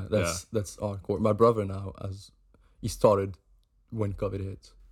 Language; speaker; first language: English; non-native, fluent; German